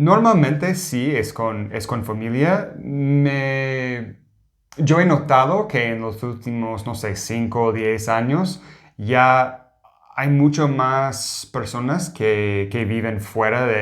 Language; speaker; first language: Spanish; non-native, fluent; English